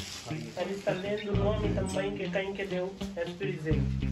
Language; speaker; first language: Portuguese; non-native, learner; Hindi